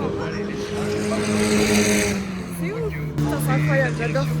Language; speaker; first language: French; native; French